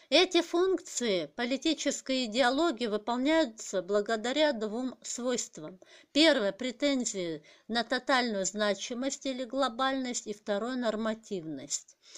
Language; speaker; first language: Russian; non-native, local second language; Kazakh